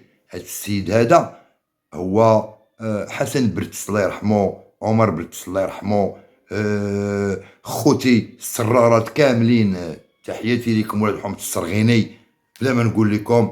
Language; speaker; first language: Arabic; native; Arabic